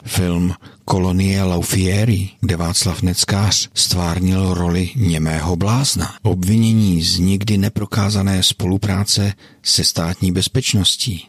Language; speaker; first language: Czech; native; Czech